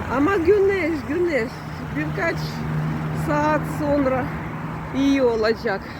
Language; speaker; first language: Turkish; non-native, learner; Russian